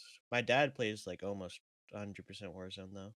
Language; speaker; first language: English; native; English